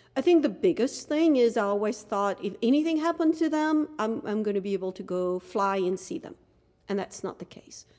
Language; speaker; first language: English; non-native, fluent; French